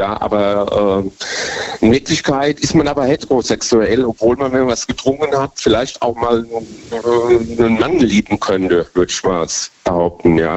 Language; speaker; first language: German; native; German